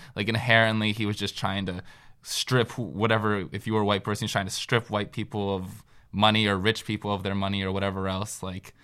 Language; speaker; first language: English; native; English